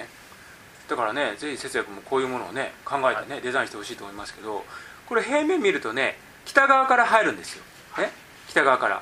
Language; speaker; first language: Japanese; native; Japanese